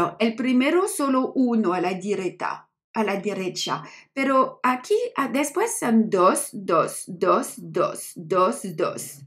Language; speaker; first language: Spanish; non-native, learner; French